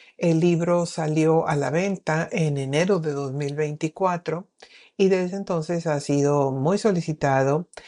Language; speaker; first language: Spanish; native; Spanish